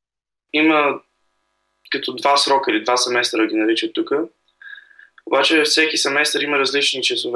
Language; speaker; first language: Bulgarian; early bilingual, other home language; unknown